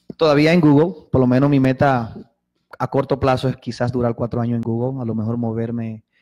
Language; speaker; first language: Spanish; native; Spanish